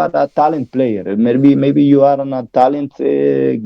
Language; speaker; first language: English; non-native, learner; Spanish